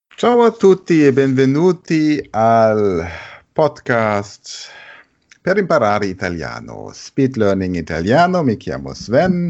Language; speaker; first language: Italian; non-native, fluent; German